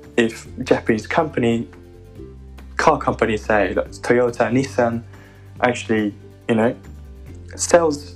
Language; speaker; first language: English; non-native, fluent; Japanese